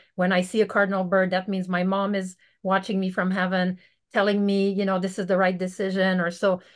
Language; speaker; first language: English; native; English